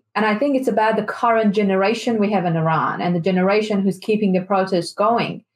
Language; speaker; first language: English; non-native, fluent; Persian